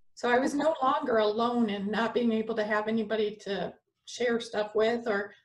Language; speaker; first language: English; native; English